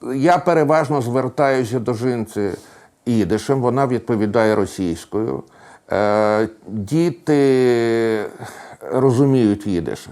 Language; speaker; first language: Ukrainian; non-native, local second language; Russian